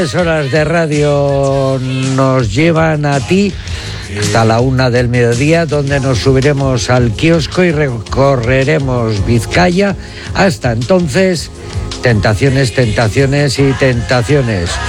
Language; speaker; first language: Spanish; native; Spanish